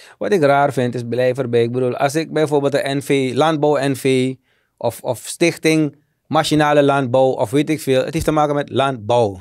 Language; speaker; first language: Dutch; native; Dutch